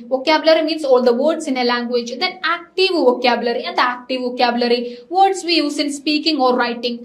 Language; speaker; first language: English; non-native, local second language; Malayalam